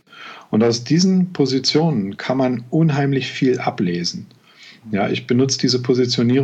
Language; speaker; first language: German; native; German